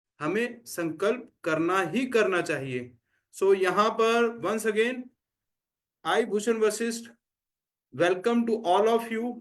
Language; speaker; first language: Hindi; native; Hindi